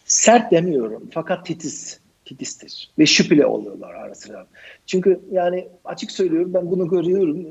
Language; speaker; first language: Turkish; non-native, fluent; German